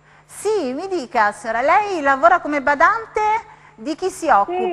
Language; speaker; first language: Italian; native; Italian